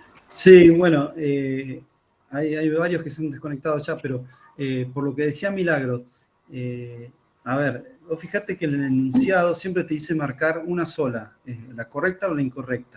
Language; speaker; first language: Spanish; native; Spanish